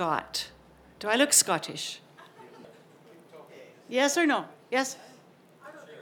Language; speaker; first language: English; native; English